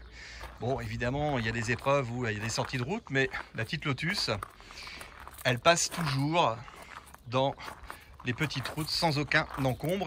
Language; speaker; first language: French; native; French